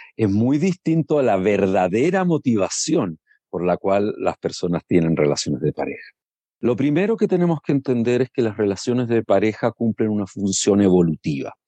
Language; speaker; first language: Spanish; native; Spanish